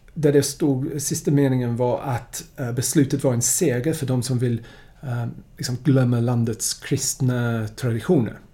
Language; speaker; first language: Swedish; non-native, fluent; English